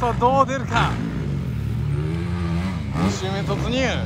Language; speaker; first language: Japanese; native; Japanese